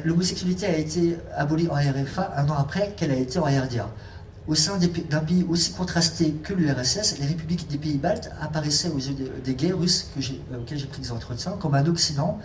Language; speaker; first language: French; native; French